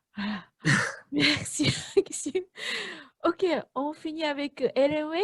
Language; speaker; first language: French; non-native, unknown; Japanese